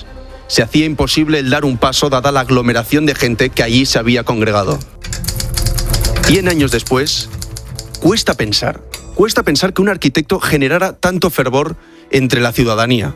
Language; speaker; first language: Spanish; native; Spanish